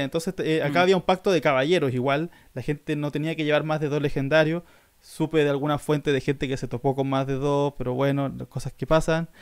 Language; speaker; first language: Spanish; native; Spanish